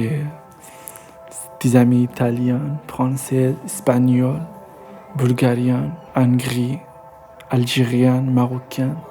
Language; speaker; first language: French; non-native, learner; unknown